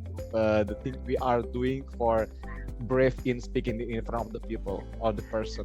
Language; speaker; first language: English; non-native, learner; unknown